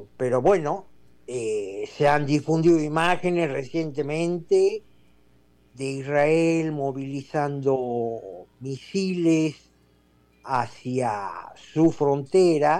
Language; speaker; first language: Spanish; native; Spanish